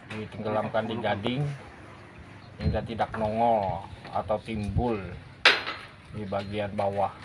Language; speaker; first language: Indonesian; non-native, local second language; Banjar